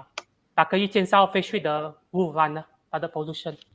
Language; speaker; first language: Chinese; non-native, local second language; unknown